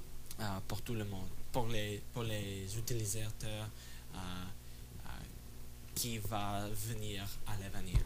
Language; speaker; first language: French; non-native, fluent; English